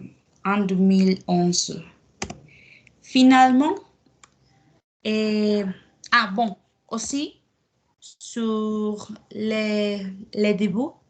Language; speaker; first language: French; non-native, learner; Spanish